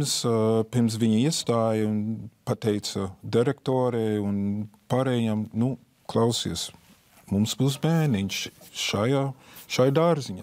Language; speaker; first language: Latvian; non-native, fluent; English